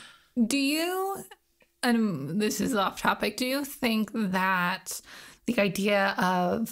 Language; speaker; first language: English; native; English